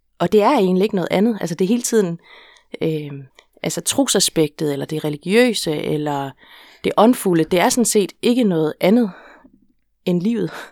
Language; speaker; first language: Danish; native; Danish